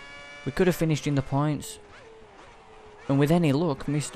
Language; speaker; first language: English; native; English